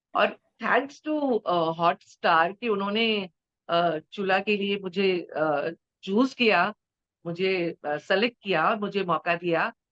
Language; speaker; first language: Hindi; native; Hindi